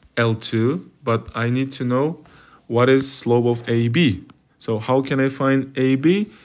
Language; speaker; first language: English; non-native, fluent; Kazakh